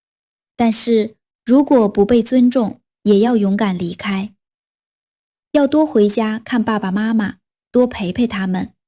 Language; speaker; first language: Chinese; non-native, fluent; Vietnamese